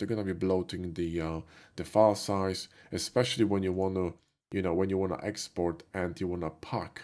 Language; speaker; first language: English; non-native, fluent; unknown